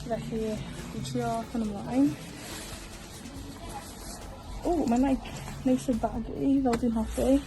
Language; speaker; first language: Welsh; non-native, local second language; English